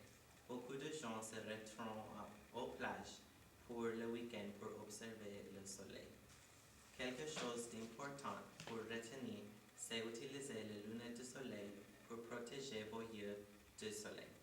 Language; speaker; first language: French; non-native, learner; English